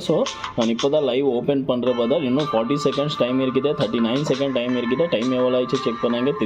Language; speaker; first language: Tamil; non-native, learner; Kannada